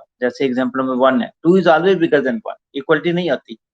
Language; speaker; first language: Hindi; non-native, local second language; Punjabi